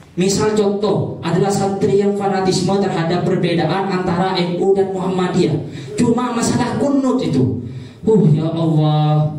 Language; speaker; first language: Indonesian; native; Indonesian